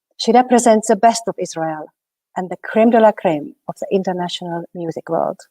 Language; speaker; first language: English; non-native, fluent; Hungarian